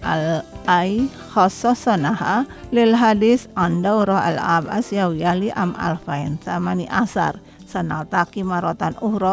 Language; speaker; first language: Arabic; non-native, fluent; Indonesian